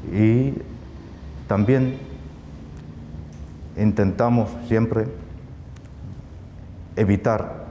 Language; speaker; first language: Spanish; non-native, fluent; Chinese